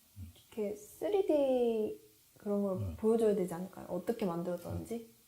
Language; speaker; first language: Korean; native; Korean